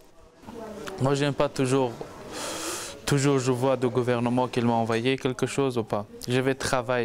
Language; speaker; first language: French; non-native, learner; Persian